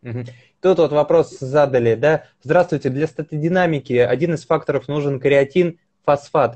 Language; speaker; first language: Russian; native; Russian